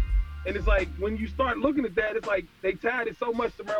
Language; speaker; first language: English; native; English